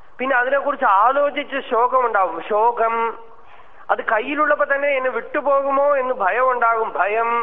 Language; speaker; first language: Malayalam; non-native, local second language; Tamil